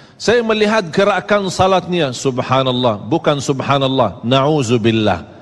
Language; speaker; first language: Malay; native; Malay